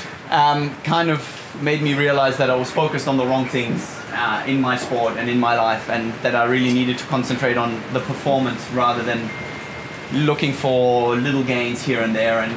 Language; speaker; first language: English; early bilingual, other home language; German